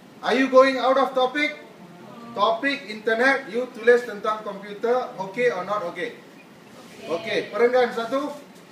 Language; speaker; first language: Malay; non-native, local second language; Tamil